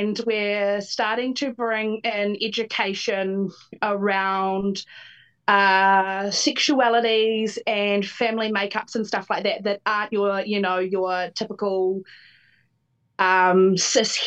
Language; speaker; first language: English; native; English